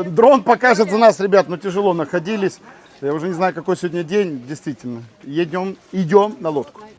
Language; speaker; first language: Russian; native; Russian